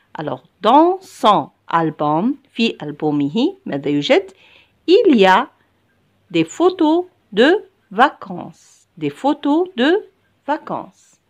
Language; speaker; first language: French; non-native, local second language; Arabic